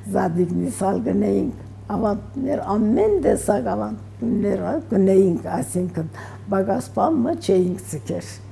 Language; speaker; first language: Armenian; early bilingual, heritage; Armenian